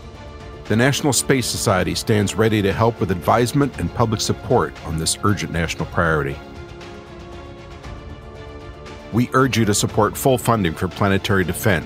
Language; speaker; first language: English; native; English